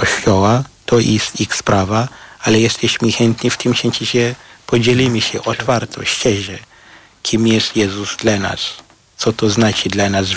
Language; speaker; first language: Polish; non-native, learner; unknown